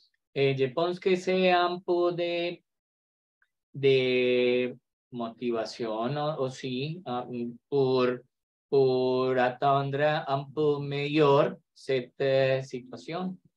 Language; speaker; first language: French; non-native, learner; Spanish